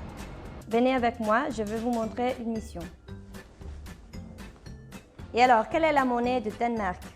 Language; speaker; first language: French; non-native, fluent; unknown